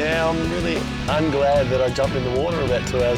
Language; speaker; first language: English; native; English